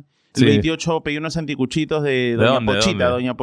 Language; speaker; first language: Spanish; native; Spanish